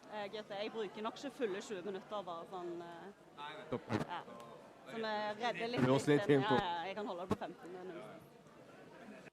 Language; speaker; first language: Norwegian; native; Norwegian